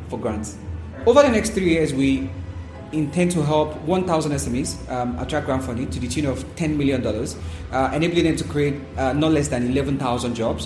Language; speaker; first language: English; non-native, local second language; Yoruba